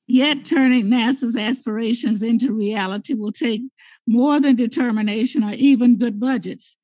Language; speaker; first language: English; native; English